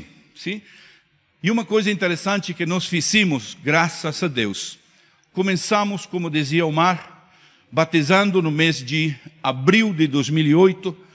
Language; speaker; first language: Portuguese; non-native, fluent; Spanish